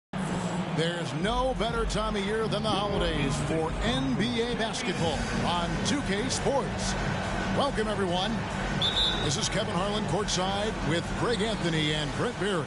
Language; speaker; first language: English; native; English